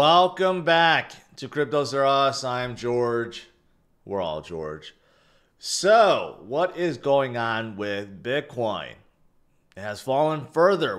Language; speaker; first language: English; native; English